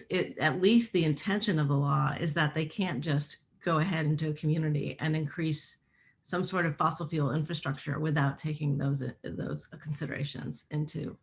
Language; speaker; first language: English; native; English